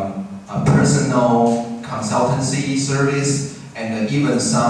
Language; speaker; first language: English; non-native, fluent; Chinese